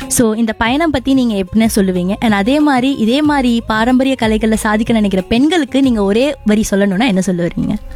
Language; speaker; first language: Tamil; native; Tamil